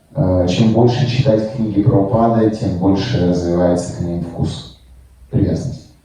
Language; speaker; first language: Russian; native; Russian